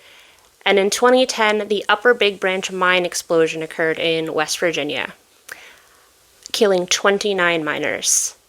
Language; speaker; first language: English; native; English